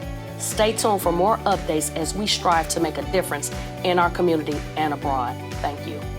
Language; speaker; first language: English; native; English